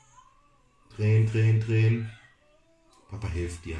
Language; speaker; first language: German; non-native, fluent; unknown